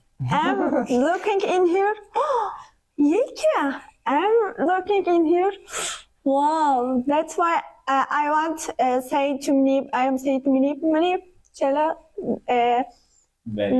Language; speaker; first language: English; non-native, learner; Turkish